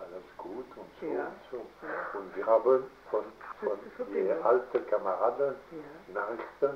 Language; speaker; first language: German; non-native, learner; French